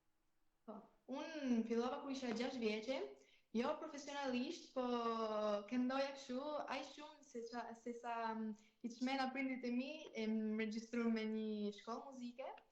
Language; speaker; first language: Albanian; early bilingual, heritage; Albanian